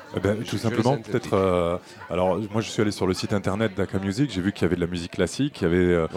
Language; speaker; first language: French; native; French